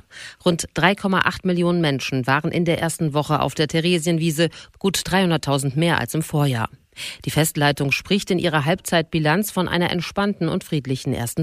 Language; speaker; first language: German; native; German